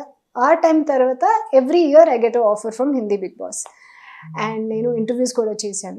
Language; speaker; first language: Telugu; non-native, local second language; Hindi